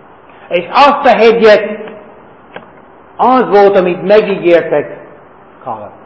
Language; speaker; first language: Hungarian; non-native, fluent; English